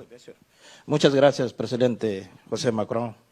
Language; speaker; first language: Spanish; non-native, learner; Portuguese